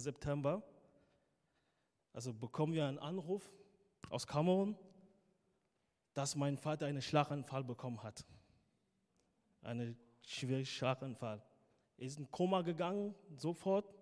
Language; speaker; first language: German; non-native, fluent; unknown